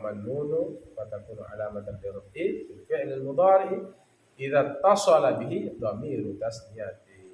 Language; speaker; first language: Arabic; non-native, fluent; Indonesian